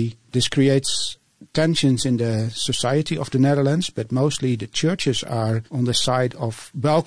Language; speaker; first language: English; non-native, fluent; Dutch